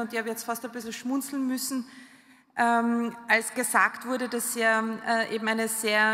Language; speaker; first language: German; native; German